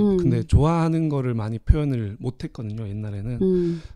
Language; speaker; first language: Korean; native; Korean